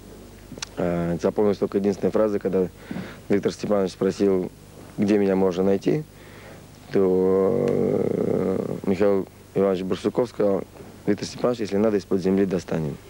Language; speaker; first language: Russian; native; Russian